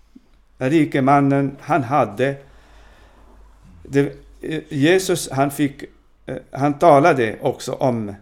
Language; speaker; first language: Swedish; non-native, fluent; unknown